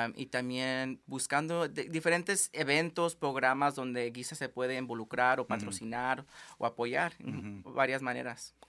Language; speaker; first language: Spanish; early bilingual, heritage; Spanish